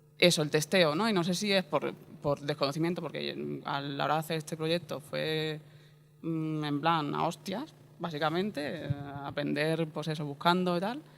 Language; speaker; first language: Spanish; native; Spanish